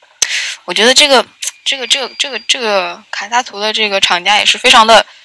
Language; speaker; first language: Chinese; native; Chinese